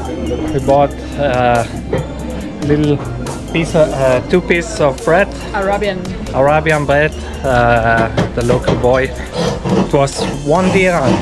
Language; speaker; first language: English; non-native, fluent; German